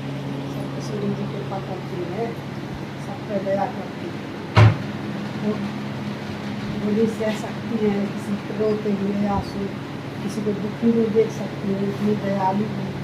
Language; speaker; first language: Hindi; native; Hindi